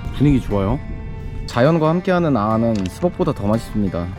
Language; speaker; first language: Korean; native; Korean